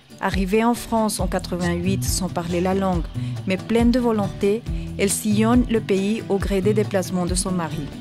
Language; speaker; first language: French; native; French